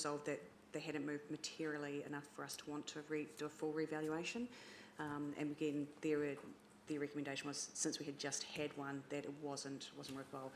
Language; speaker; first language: English; native; English